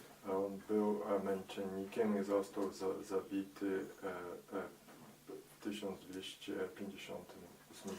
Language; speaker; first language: Polish; early bilingual, heritage; Polish